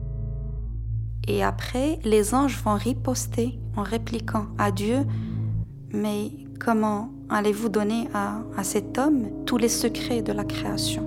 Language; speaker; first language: French; non-native, local second language; Arabic